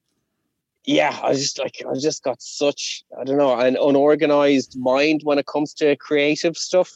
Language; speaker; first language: English; non-native, local second language; Irish